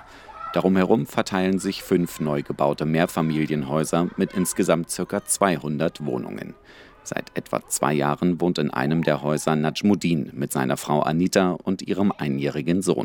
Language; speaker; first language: German; native; German